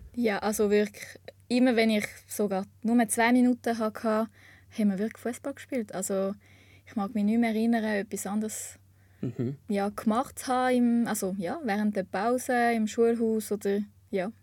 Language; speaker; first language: German; non-native, local second language; French